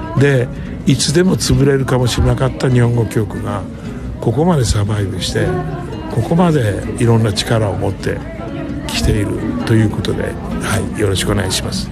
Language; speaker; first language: Japanese; native; Japanese